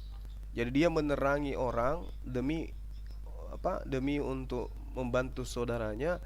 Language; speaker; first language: Indonesian; native; Indonesian